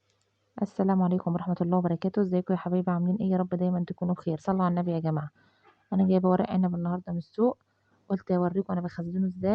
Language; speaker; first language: Arabic; native; Arabic